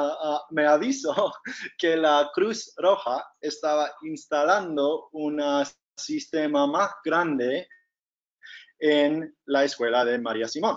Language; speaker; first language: Spanish; non-native, fluent; English